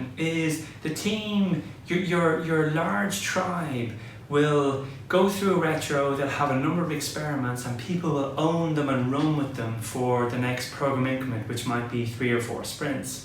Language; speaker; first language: English; native; English